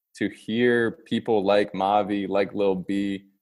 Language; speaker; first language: English; native; English